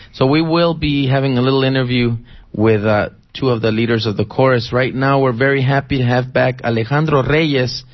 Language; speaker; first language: English; early bilingual, other home language; Spanish